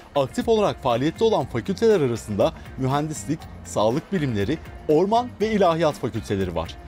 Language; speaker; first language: Turkish; native; Turkish